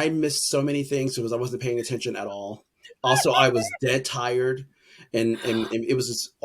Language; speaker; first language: English; native; English